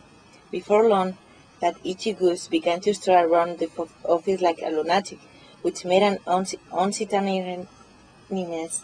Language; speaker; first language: English; non-native, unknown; Spanish